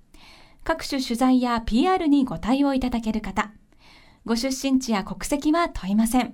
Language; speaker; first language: Japanese; native; Japanese